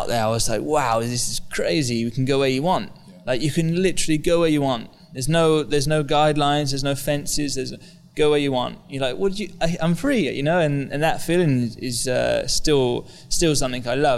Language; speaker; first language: English; native; English